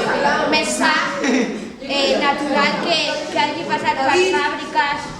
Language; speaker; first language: Catalan; non-native, local second language; Spanish